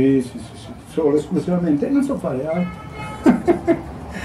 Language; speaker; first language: Italian; native; Italian